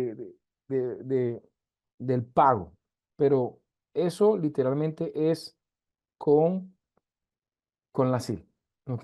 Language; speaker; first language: Spanish; native; Spanish